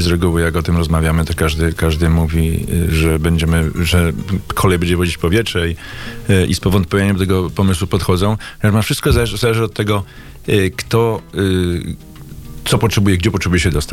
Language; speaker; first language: Polish; native; Polish